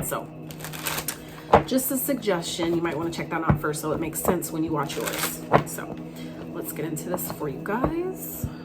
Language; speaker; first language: English; native; English